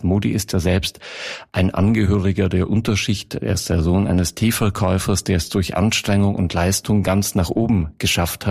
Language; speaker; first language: German; native; German